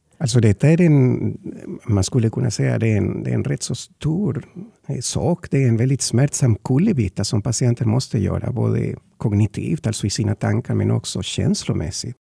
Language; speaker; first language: Swedish; non-native, fluent; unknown